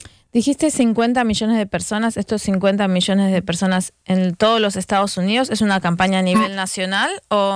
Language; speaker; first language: Spanish; native; Spanish